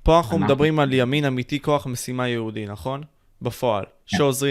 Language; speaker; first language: Hebrew; native; Hebrew